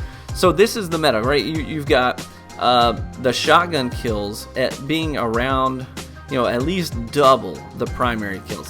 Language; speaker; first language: English; native; English